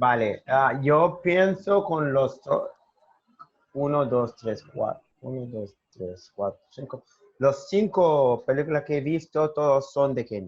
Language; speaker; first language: Spanish; non-native, learner; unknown